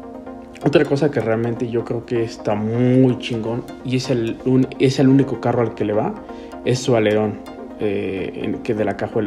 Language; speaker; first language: Spanish; native; Spanish